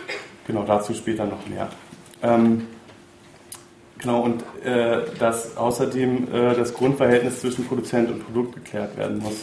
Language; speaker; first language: German; native; German